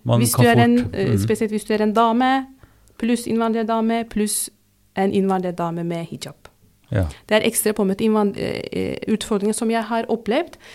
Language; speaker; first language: Norwegian; non-native, fluent; Turkish